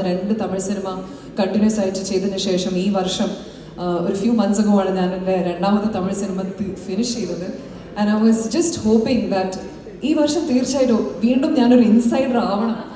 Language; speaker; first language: Malayalam; early bilingual, heritage; Malayalam